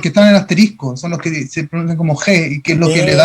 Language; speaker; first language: Spanish; native; Spanish